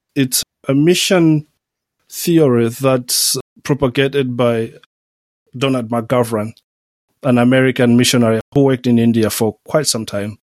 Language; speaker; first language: English; non-native, local second language; Nyanja